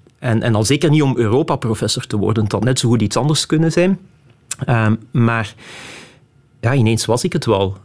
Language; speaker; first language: Dutch; native; Dutch